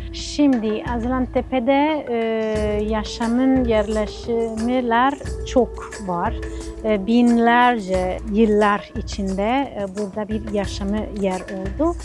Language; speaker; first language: Turkish; non-native, fluent; Italian